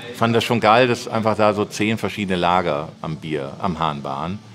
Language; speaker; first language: German; native; German